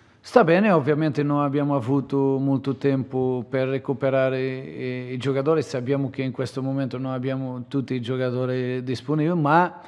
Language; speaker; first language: Italian; non-native, fluent; Portuguese